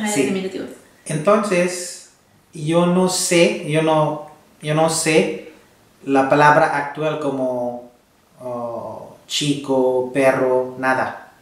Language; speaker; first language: Spanish; non-native, learner; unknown